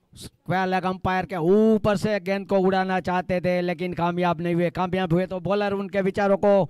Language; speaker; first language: Hindi; non-native, local second language; Gujarati